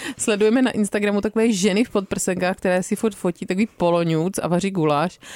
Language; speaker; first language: Czech; native; Czech